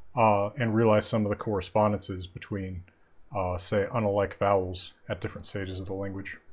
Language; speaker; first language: English; native; English